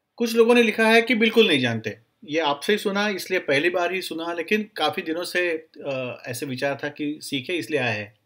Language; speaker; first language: Hindi; non-native, local second language; Marathi